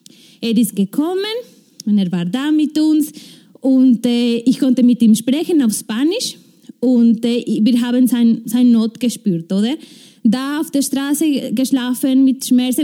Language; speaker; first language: German; non-native, fluent; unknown